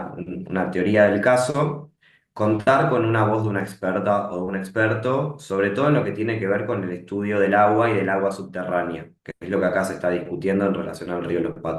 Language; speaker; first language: Spanish; native; Spanish